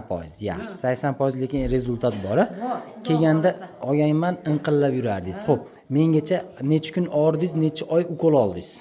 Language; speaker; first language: Uzbek; native; Uzbek